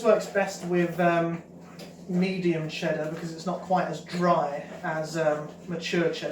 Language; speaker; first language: English; native; English